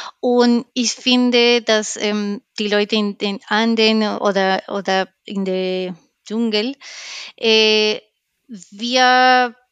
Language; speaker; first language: German; non-native, learner; Spanish